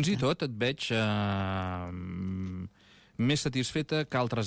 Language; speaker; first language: Catalan; native; Catalan